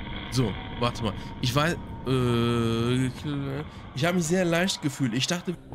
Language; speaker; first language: German; native; German